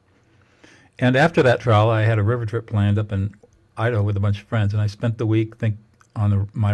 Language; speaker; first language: English; native; English